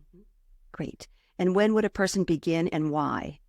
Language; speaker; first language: English; native; English